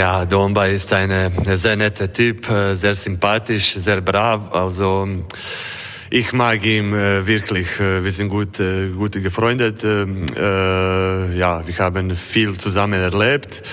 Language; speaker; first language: German; non-native, learner; Croatian